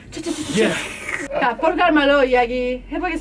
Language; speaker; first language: Korean; non-native, fluent; Portuguese